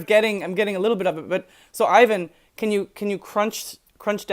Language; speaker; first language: English; native; English